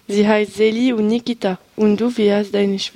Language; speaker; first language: German; non-native, learner; French